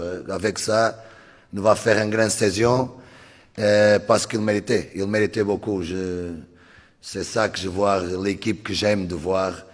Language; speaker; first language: French; non-native, learner; Portuguese